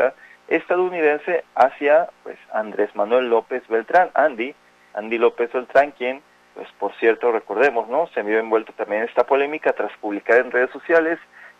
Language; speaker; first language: Spanish; native; Spanish